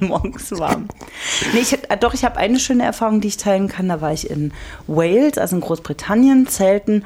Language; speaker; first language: German; native; German